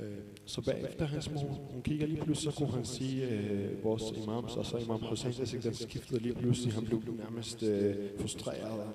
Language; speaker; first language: Danish; early bilingual, other home language; Arabic